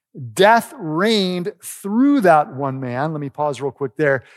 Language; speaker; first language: English; native; English